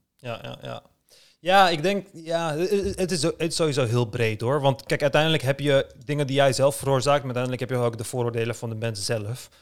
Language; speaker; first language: Dutch; early bilingual, other home language; Turkish